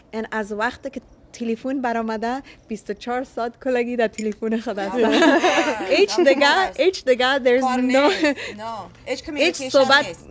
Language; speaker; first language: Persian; early bilingual, heritage; Persian